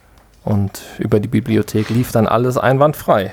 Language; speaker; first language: German; native; German